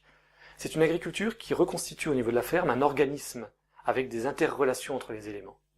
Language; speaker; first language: French; native; French